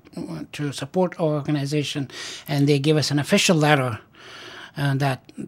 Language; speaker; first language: English; non-native, fluent; Pashto